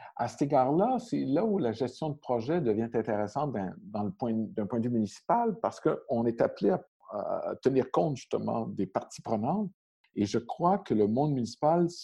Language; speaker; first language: French; native; French